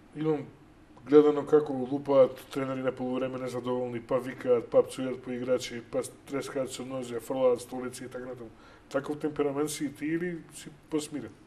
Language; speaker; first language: Macedonian; native; Macedonian